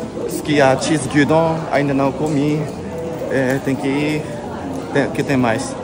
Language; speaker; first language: Portuguese; non-native, learner; Japanese